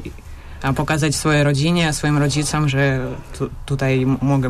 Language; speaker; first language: Polish; non-native, learner; Russian